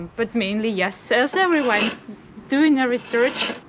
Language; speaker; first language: English; non-native, fluent; Russian